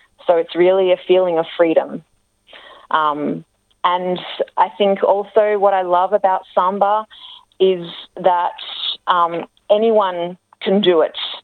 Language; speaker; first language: English; native; English